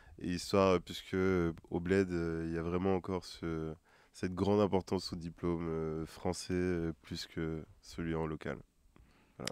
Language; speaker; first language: French; non-native, local second language; Wolof